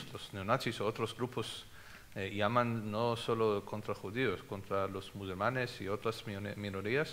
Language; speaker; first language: Spanish; non-native, fluent; Hebrew